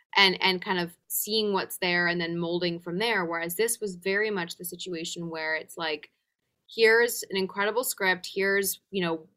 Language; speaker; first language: English; native; English